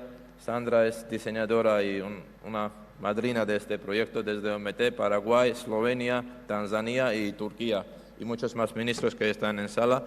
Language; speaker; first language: Spanish; non-native, fluent; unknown